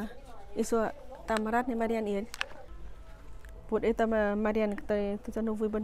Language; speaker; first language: Russian; non-native, learner; Tajik